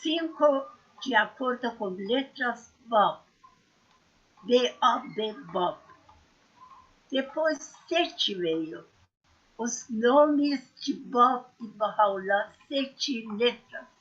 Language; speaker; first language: Portuguese; non-native, fluent; Persian